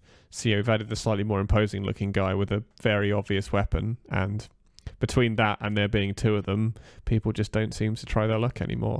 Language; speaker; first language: English; native; English